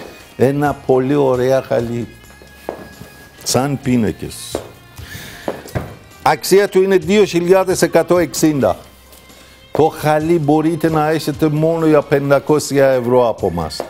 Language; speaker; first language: Greek; non-native, learner; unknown